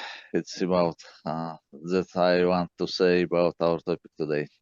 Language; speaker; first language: English; non-native, learner; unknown